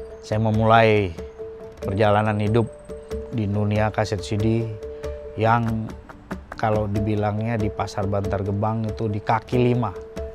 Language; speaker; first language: Indonesian; native; Indonesian